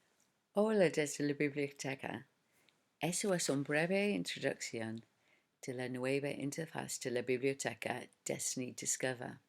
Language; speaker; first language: Spanish; non-native, learner; English